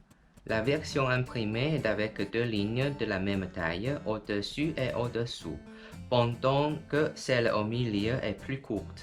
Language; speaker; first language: French; non-native, fluent; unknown